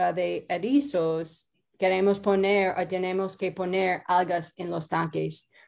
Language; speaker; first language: Spanish; non-native, learner; English